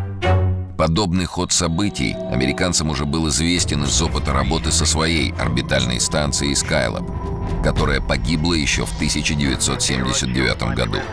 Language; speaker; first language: Russian; native; Russian